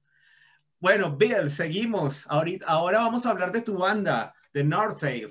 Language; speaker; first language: Spanish; native; Spanish